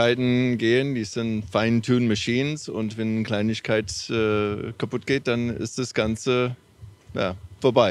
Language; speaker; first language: German; non-native, fluent; English